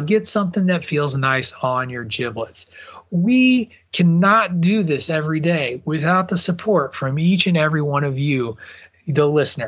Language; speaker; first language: English; native; English